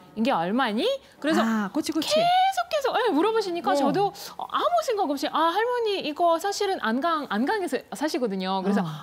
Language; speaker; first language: Korean; non-native, fluent; Russian